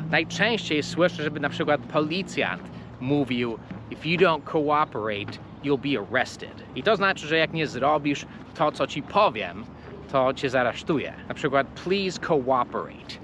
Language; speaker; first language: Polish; non-native, fluent; English